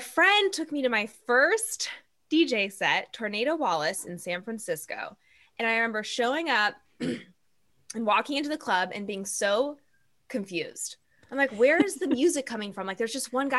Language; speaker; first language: English; native; English